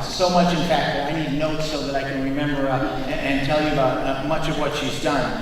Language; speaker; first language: English; native; English